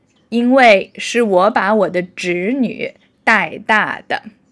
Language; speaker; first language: Chinese; native; Chinese